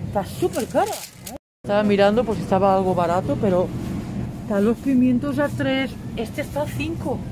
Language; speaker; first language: Spanish; native; Spanish